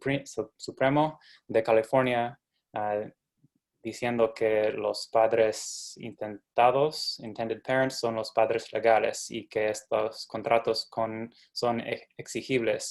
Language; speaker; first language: Spanish; non-native, fluent; English